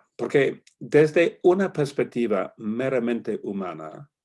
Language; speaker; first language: Spanish; non-native, fluent; English